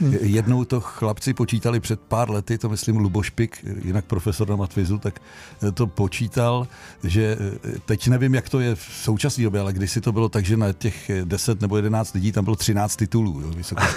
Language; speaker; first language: Czech; native; Czech